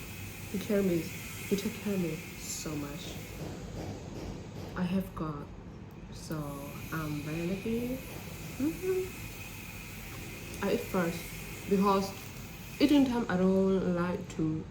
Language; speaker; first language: English; non-native, learner; Burmese